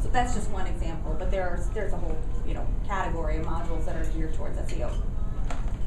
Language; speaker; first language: English; native; English